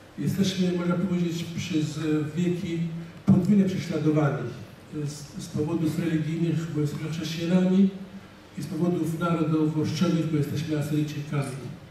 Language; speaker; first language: Polish; non-native, fluent; Assyrian Neo-Aramaic